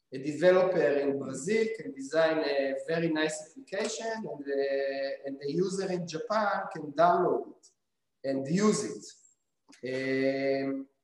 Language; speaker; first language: English; non-native, fluent; Hebrew